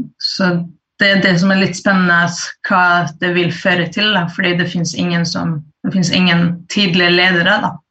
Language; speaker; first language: Norwegian; early bilingual, other home language; Kurdish